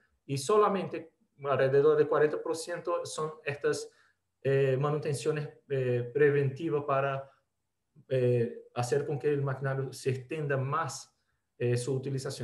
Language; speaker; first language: Spanish; non-native, fluent; Portuguese